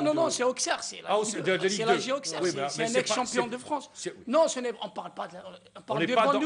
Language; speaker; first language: French; non-native, local second language; Arabic